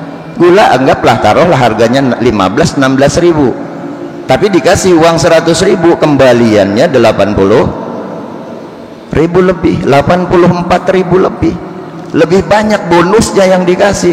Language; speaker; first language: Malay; non-native, local second language; Banjar